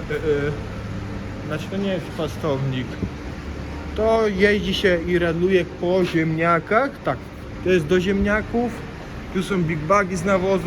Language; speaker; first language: Polish; native; Polish